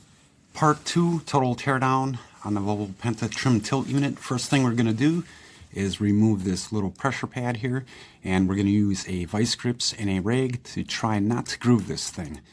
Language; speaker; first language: English; native; English